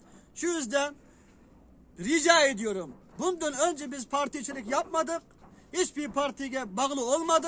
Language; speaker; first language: Turkish; non-native, learner; Uyghur